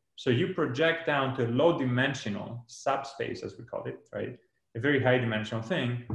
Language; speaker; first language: English; non-native, fluent; Greek